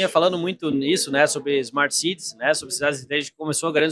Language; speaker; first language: Portuguese; native; Portuguese